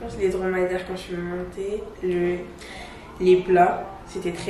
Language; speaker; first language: French; non-native, local second language; Wolof